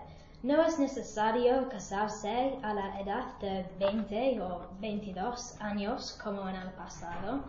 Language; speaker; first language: Spanish; non-native, learner; English